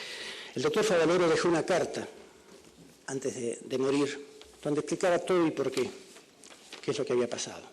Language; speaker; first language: Spanish; native; Spanish